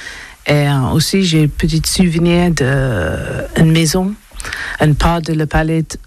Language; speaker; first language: French; non-native, learner; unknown